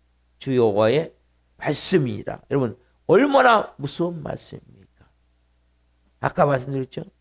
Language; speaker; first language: Korean; native; Korean